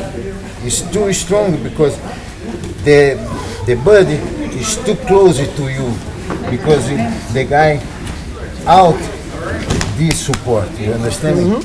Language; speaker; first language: English; non-native, learner; Portuguese